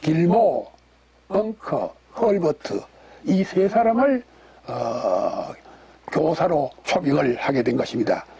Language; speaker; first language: Korean; native; Korean